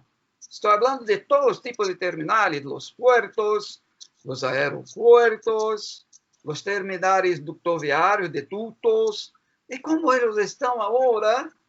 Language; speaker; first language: Spanish; non-native, fluent; Portuguese